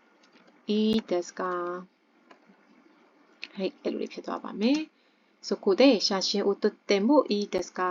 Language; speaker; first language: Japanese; non-native, fluent; Burmese